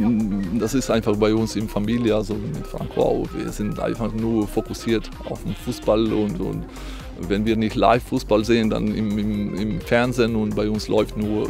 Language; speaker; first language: German; non-native, fluent; Croatian